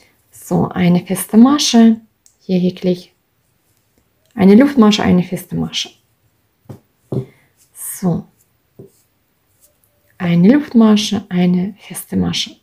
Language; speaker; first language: German; non-native, fluent; Russian